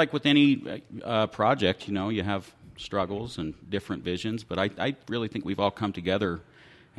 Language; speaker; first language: English; native; English